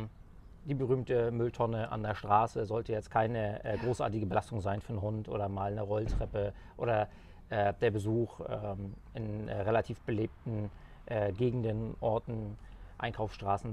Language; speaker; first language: German; native; German